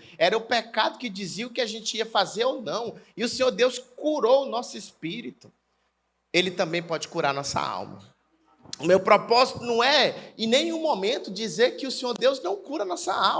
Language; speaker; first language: Portuguese; native; Portuguese